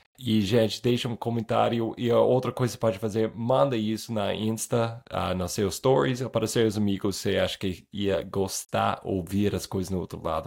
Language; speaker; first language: Portuguese; non-native, fluent; English